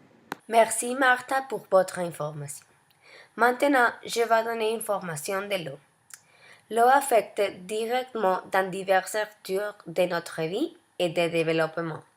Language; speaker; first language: French; non-native, learner; Spanish